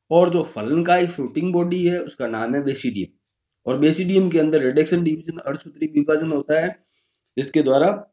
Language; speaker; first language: Hindi; native; Hindi